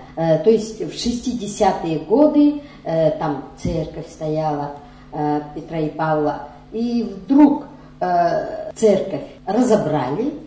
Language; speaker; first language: Russian; non-native, local second language; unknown